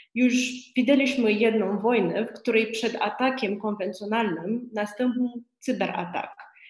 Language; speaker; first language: Polish; non-native, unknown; Romanian